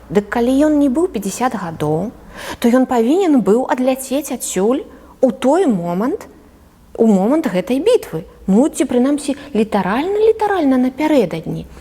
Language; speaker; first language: Belarusian; native; Belarusian